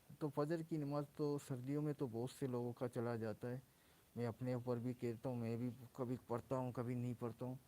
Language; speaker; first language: Urdu; non-native, local second language; Baluchi